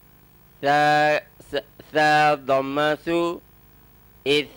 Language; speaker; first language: Arabic; non-native, learner; Malay